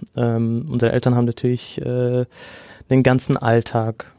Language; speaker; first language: German; early bilingual, other home language; Arabic